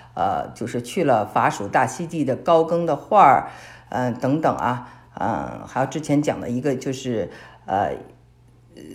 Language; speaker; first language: Chinese; native; Chinese